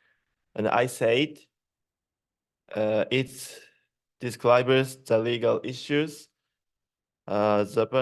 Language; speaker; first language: English; non-native, learner; Japanese